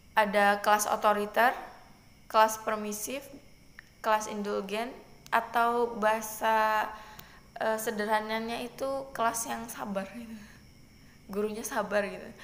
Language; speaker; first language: Indonesian; non-native, local second language; Javanese